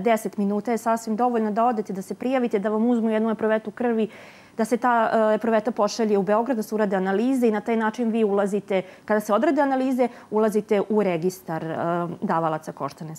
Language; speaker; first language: Serbian; native; Serbian